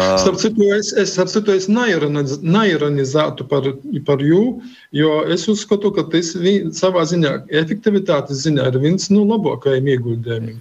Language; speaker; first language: Latvian; native; Latvian